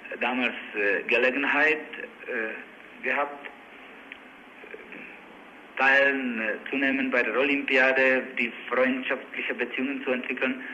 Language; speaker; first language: German; non-native, learner; Czech